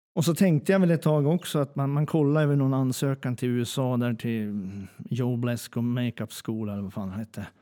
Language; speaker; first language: Swedish; native; Swedish